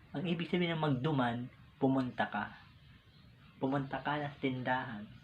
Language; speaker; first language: Filipino; non-native, local second language; Bikol